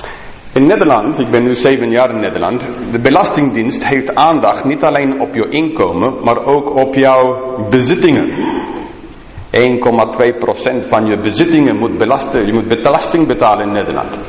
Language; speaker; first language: Dutch; non-native, fluent; English